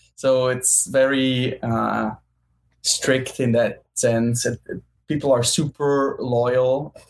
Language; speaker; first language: English; non-native, fluent; German